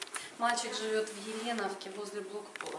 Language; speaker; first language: Russian; native; Russian